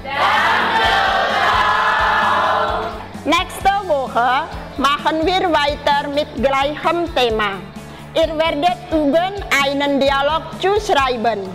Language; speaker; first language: German; non-native, fluent; Indonesian